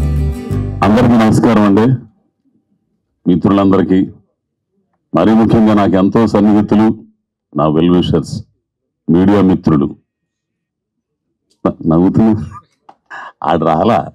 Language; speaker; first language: Telugu; native; Telugu